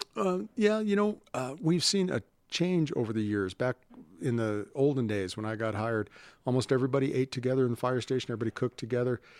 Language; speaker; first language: English; native; English